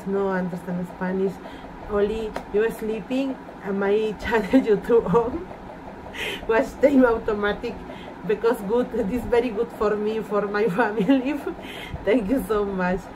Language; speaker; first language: English; non-native, learner; Spanish